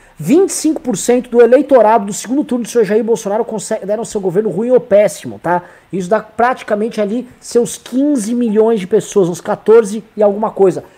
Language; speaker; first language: Portuguese; native; Portuguese